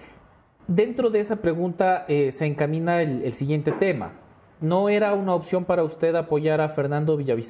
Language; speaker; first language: Spanish; native; Spanish